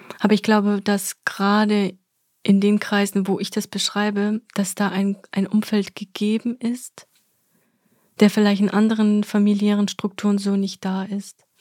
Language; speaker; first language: German; early bilingual, other home language; Russian